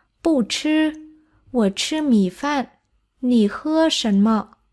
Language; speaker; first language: Chinese; non-native, fluent; Vietnamese